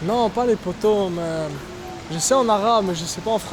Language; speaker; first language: French; non-native, local second language; Arabic